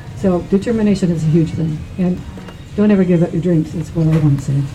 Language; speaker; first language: English; native; English